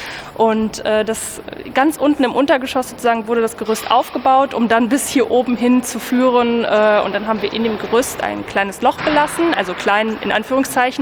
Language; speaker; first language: German; native; German